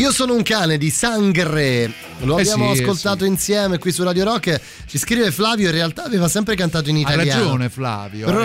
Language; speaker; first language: Italian; native; Italian